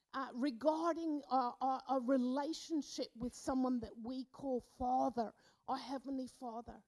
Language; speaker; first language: English; native; English